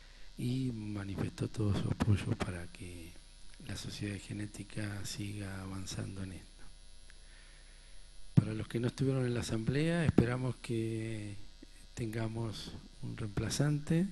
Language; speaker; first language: Spanish; native; Spanish